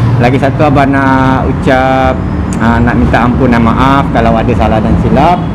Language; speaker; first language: Malay; native; Malay